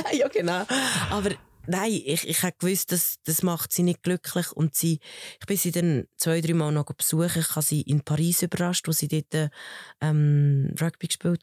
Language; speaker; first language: German; early bilingual, other home language; Spanish